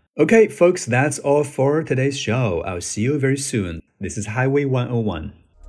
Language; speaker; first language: English; non-native, fluent; Chinese